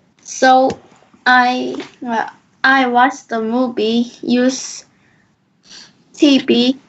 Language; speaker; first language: English; non-native, learner; Korean